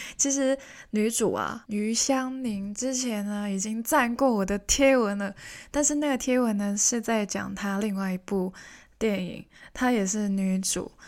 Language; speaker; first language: Chinese; non-native, local second language; Cantonese